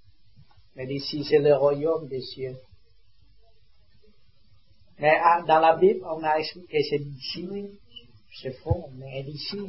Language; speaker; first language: French; non-native, learner; Vietnamese